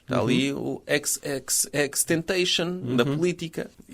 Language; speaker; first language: Portuguese; native; Portuguese